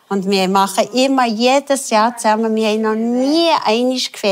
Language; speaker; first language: German; non-native, fluent; Tibetan